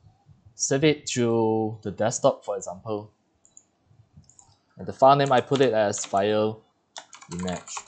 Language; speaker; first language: English; non-native, fluent; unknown